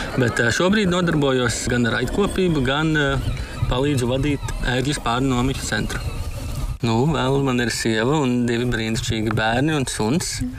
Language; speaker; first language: Latvian; native; Latvian